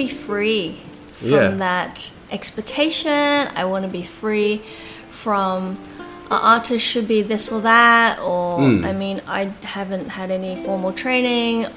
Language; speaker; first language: English; native; English